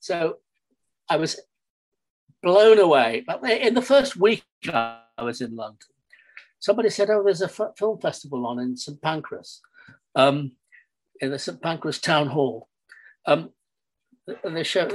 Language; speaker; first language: English; native; English